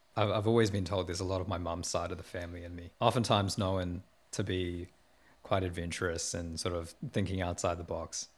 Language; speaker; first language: English; native; English